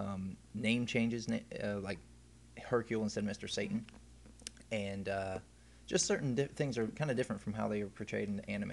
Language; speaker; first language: English; native; English